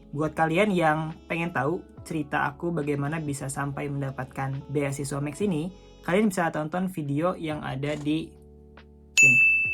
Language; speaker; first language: Indonesian; native; Indonesian